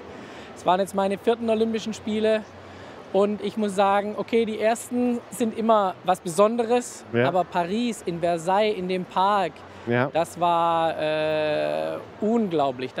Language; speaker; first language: German; native; German